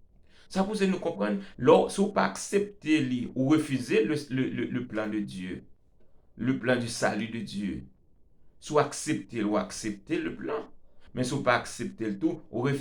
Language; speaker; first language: French; non-native, local second language; Haitian Creole